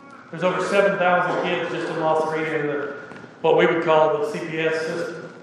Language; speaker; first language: English; native; English